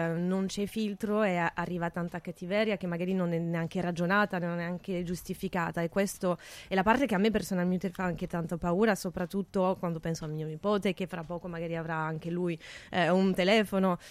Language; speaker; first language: Italian; non-native, fluent; French